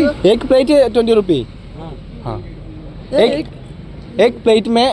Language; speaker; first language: Hindi; non-native, local second language; Malayalam